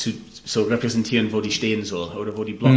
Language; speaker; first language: German; non-native, learner; English